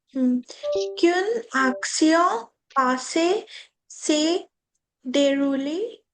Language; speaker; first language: French; non-native, learner; Hindi